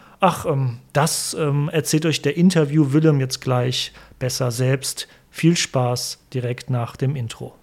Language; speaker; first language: German; native; German